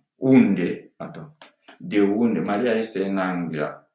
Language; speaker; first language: Romanian; non-native, fluent; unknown